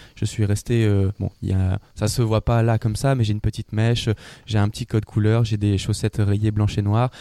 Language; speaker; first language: French; native; French